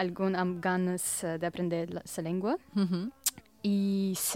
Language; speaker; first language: Catalan; non-native, learner; Russian